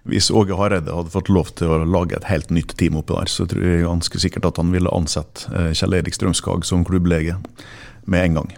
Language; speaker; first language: Norwegian; native; Norwegian